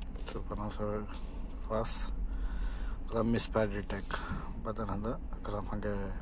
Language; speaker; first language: Arabic; non-native, learner; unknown